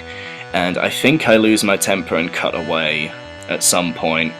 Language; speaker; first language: English; native; English